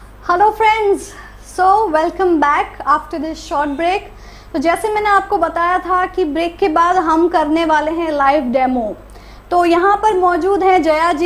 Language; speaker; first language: Hindi; native; Hindi